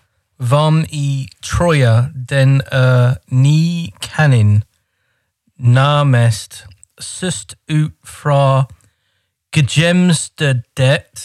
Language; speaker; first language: Norwegian; non-native, learner; English